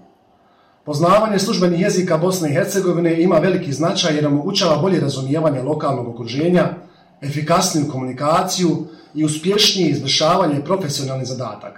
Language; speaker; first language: Serbian; native; Serbian